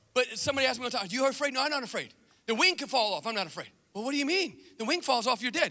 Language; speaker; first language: English; native; English